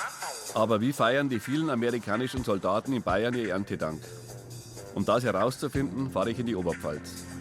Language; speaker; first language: German; native; German